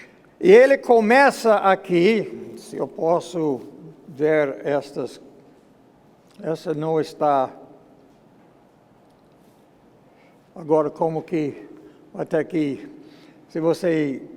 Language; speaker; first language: Portuguese; non-native, fluent; English